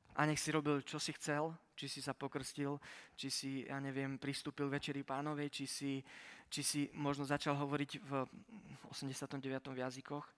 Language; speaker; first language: Slovak; early bilingual, heritage; Slovak